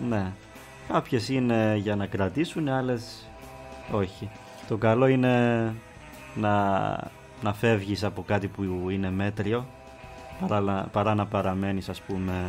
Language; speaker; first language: Greek; native; Greek